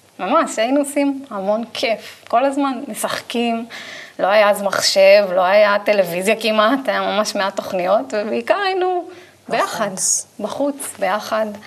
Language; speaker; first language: Hebrew; native; Hebrew